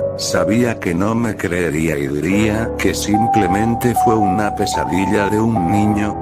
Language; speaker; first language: Spanish; native; Spanish